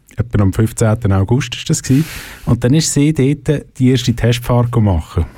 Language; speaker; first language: German; native; German